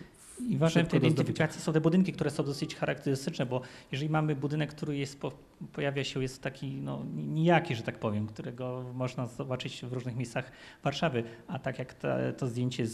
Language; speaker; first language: Polish; native; Polish